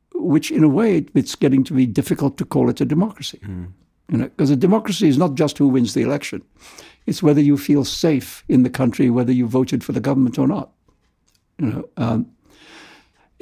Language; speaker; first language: English; non-native, local second language; Urdu